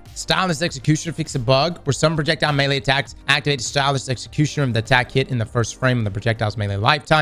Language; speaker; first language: English; native; English